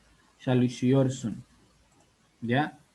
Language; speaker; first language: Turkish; non-native, learner; Spanish